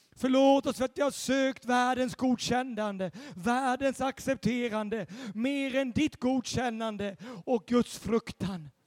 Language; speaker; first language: Swedish; native; Swedish